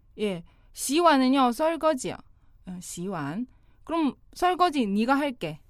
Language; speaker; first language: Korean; non-native, fluent; Chinese